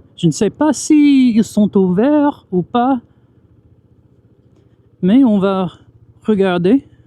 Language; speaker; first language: French; non-native, fluent; English